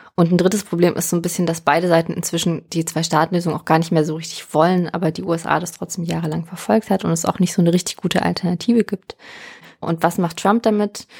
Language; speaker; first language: German; early bilingual, other home language; Russian